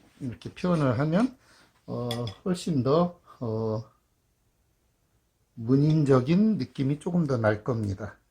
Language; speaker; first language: Korean; native; Korean